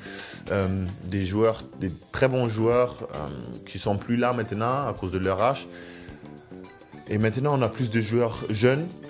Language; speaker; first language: French; non-native, fluent; German